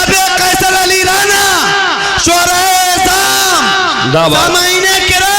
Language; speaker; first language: Hindi; native; Hindi